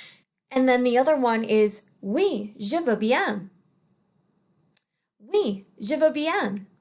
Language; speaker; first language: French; non-native, fluent; English